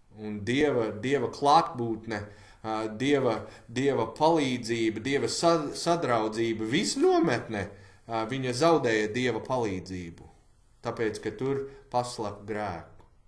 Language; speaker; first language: Latvian; non-native, learner; English